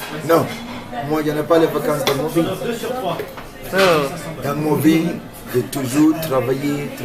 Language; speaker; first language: French; non-native, learner; English